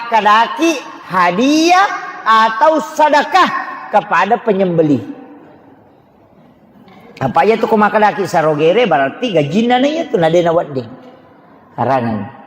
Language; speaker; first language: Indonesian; non-native, local second language; Buginese